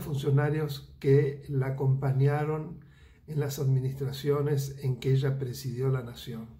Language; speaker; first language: Spanish; native; Spanish